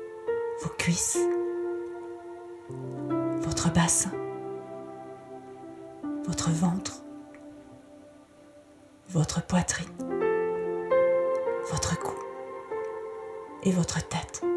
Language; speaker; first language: French; native; French